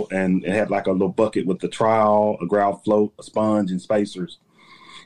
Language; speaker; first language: English; native; English